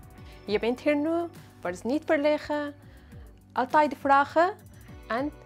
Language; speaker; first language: Dutch; non-native, learner; Arabic